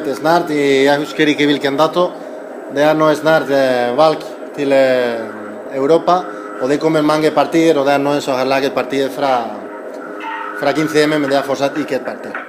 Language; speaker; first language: Norwegian; non-native, learner; Spanish